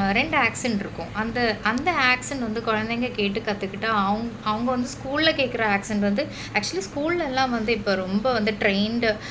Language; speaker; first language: Tamil; non-native, local second language; Malayalam